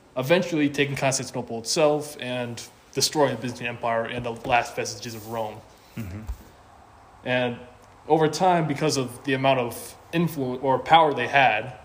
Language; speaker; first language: English; native; English